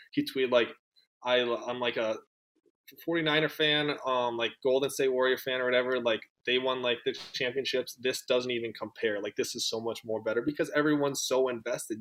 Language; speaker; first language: English; native; English